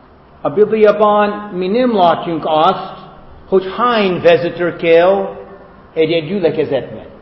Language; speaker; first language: Hungarian; non-native, fluent; English